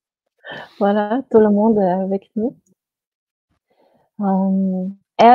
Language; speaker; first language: French; non-native, fluent; Slovenian